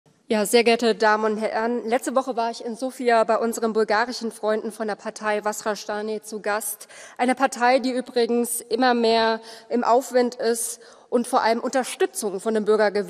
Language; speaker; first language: German; native; German